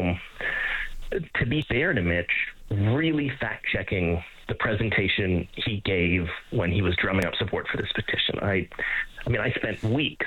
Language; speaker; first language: English; native; English